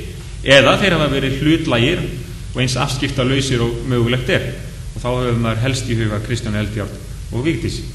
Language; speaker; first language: Icelandic; native; Icelandic